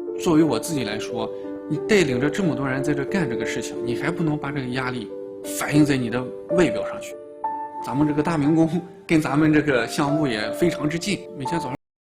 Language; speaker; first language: Chinese; native; Chinese